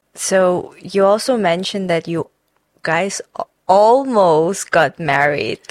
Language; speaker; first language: English; non-native, fluent; Chinese